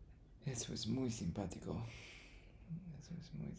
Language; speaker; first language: Spanish; non-native, learner; English